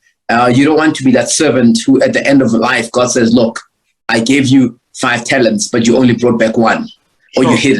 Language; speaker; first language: English; non-native, local second language; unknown